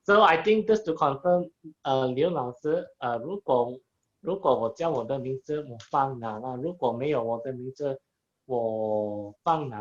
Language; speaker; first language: Chinese; non-native, learner; English